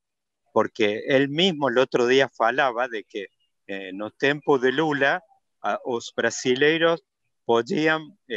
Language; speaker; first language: Spanish; native; Spanish